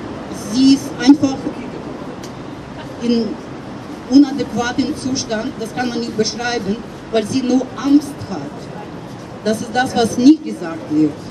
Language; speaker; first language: German; non-native, fluent; Russian